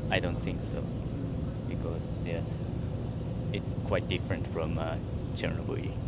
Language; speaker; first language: English; non-native, learner; Japanese